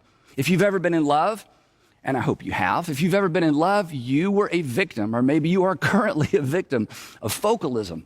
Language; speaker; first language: English; native; English